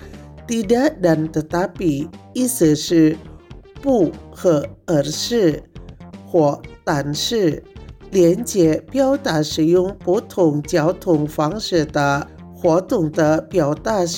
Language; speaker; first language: Chinese; non-native, fluent; Indonesian